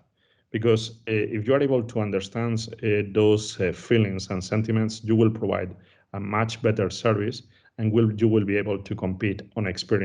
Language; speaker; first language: English; non-native, fluent; Spanish